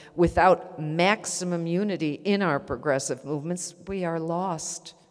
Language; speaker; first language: English; native; English